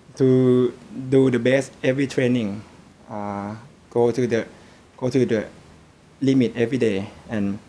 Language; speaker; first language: English; non-native, learner; Thai